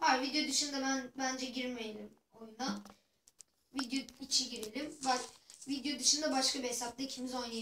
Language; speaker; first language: Turkish; native; Turkish